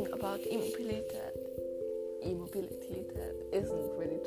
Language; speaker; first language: English; non-native, fluent; German